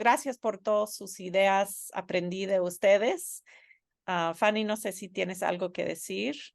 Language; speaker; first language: Spanish; non-native, fluent; English